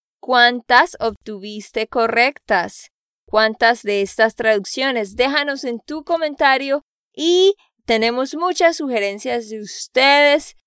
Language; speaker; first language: Spanish; native; Spanish